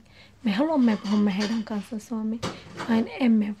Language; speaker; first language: Finnish; non-native, learner; Arabic